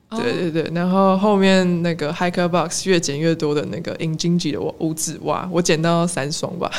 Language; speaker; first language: Chinese; native; Chinese